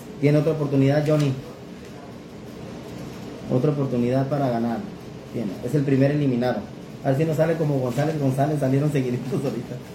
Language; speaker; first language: Spanish; native; Spanish